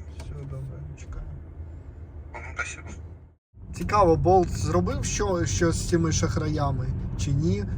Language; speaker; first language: Ukrainian; non-native, local second language; Russian